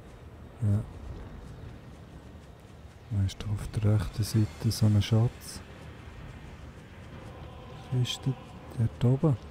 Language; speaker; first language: German; native; German